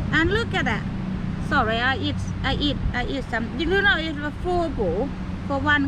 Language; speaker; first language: English; non-native, learner; Thai